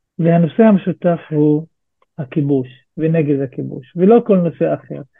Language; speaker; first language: Hebrew; non-native, local second language; Arabic